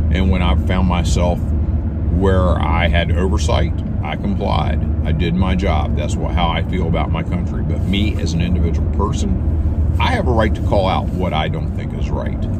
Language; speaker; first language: English; native; English